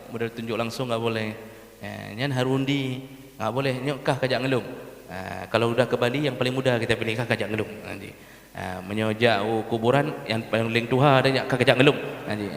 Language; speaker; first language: Malay; non-native, local second language; Achinese